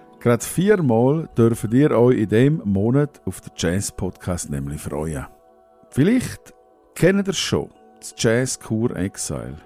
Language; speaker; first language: German; native; German